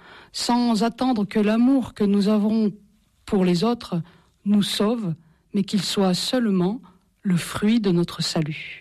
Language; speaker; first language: French; native; French